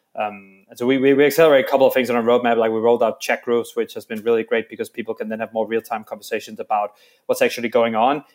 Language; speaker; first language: English; non-native, fluent; Danish